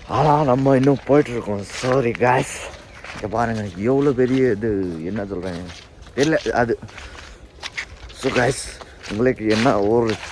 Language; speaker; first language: Tamil; non-native, learner; Nepali